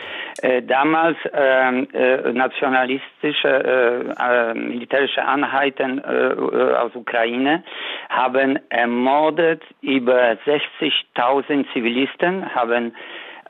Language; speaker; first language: German; non-native, fluent; Polish